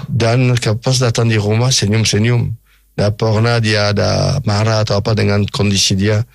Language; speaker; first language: Indonesian; non-native, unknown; French